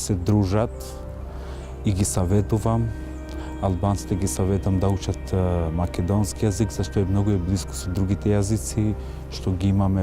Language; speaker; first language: Macedonian; non-native, local second language; Albanian